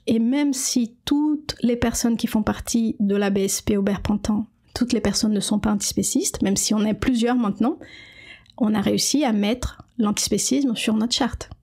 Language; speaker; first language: French; non-native, fluent; Portuguese